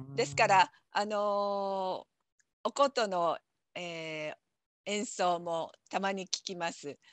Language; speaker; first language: Japanese; native; Japanese